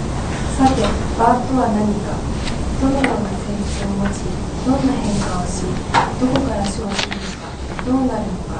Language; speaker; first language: Japanese; native; Japanese